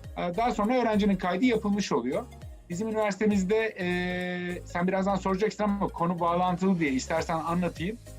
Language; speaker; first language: Turkish; native; Turkish